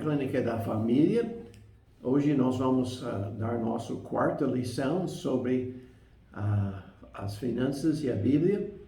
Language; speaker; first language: Portuguese; non-native, fluent; English